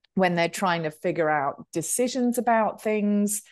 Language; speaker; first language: English; native; English